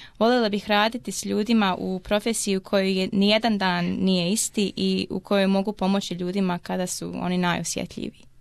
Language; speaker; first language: Croatian; early bilingual, heritage; Croatian